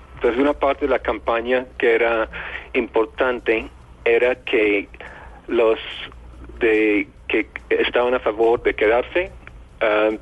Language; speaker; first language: Spanish; non-native, fluent; English